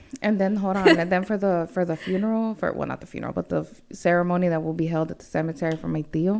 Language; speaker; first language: English; early bilingual, other home language; Spanish